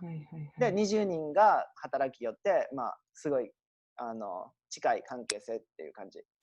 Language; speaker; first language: Japanese; native; Japanese